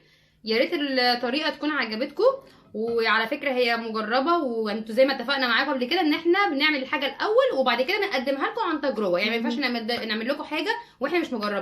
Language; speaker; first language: Arabic; native; Arabic